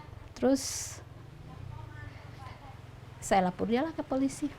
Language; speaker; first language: Indonesian; non-native, local second language; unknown